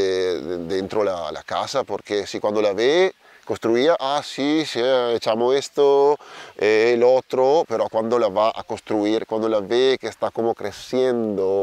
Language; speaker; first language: Spanish; non-native, learner; Italian